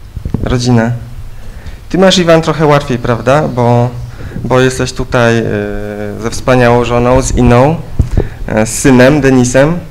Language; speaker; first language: Polish; native; Polish